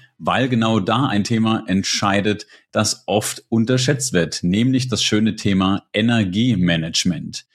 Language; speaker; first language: German; native; German